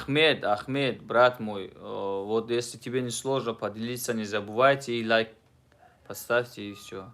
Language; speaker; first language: Russian; non-native, fluent; Tajik